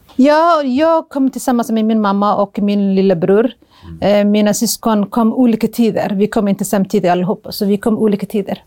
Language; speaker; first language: Swedish; non-native, fluent; Somali